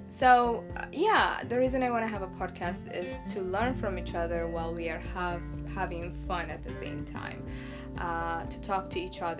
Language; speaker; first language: English; non-native, fluent; Tigrinya